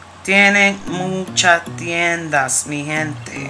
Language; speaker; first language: Spanish; early bilingual, heritage; Spanish